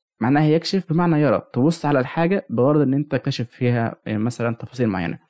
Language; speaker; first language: Arabic; native; Arabic